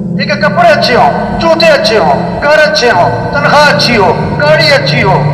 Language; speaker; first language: Urdu; non-native, local second language; Pashto